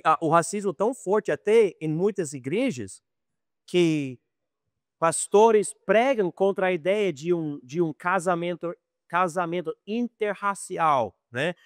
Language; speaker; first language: Portuguese; non-native, fluent; English